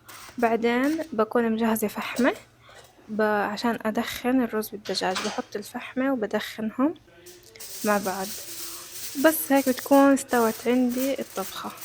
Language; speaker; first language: Arabic; native; Arabic